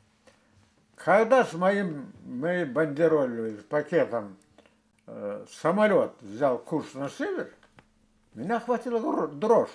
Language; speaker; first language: Russian; non-native, local second language; Karachay-Balkar